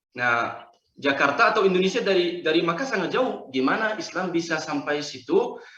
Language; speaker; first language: Indonesian; non-native, fluent; Arabic